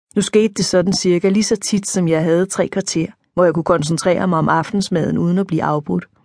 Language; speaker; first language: Danish; native; Danish